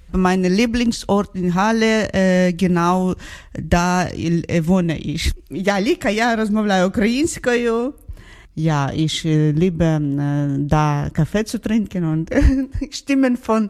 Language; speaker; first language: German; non-native, learner; Ukrainian